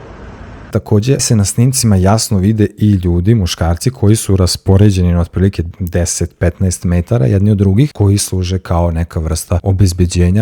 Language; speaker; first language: Serbian; native; Serbian